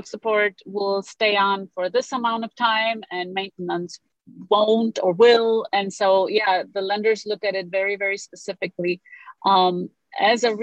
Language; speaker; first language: English; non-native, fluent; Romanian